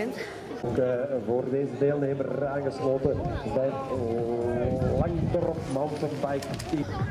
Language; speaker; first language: Dutch; native; Dutch